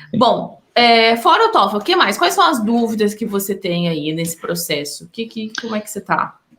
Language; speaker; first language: Portuguese; native; Portuguese